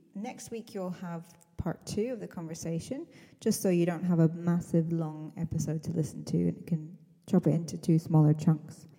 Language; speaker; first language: English; native; English